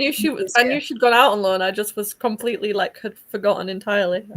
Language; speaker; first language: English; native; English